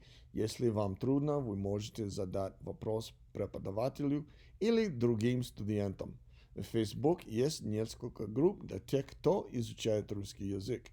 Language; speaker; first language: Russian; non-native, learner; English